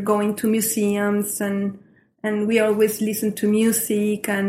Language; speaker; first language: English; non-native, fluent; Spanish